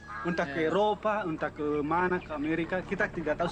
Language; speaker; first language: Indonesian; native; Indonesian